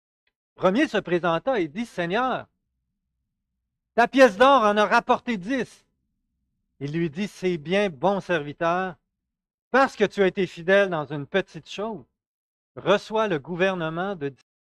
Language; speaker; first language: French; native; French